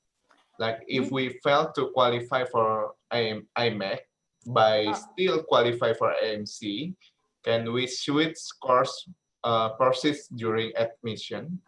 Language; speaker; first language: English; non-native, learner; Indonesian